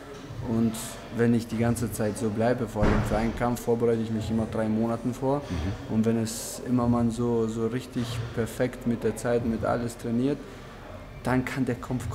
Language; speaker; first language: German; non-native, fluent; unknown